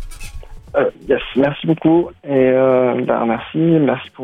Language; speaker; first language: French; non-native, local second language; Arabic